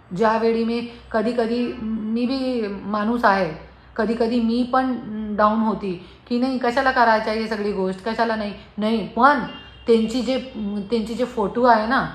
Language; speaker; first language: Marathi; non-native, local second language; Hindi